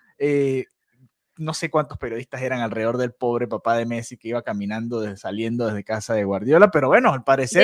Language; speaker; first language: Spanish; native; Spanish